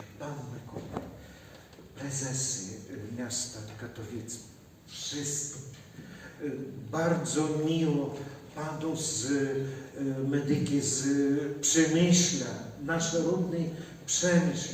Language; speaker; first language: Polish; non-native, learner; Ukrainian